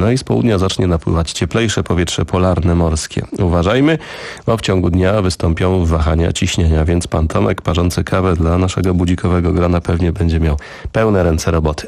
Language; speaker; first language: Polish; native; Polish